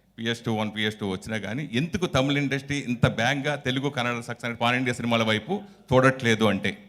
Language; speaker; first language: Telugu; native; Telugu